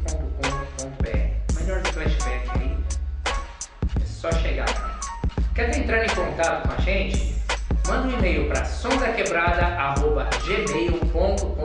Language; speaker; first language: Portuguese; native; Portuguese